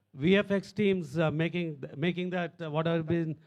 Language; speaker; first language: English; non-native, local second language; Telugu